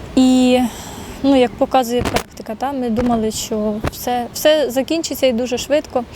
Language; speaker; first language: Ukrainian; native; Ukrainian